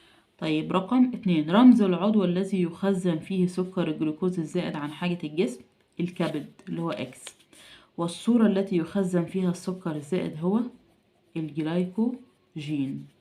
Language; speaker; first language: Arabic; native; Arabic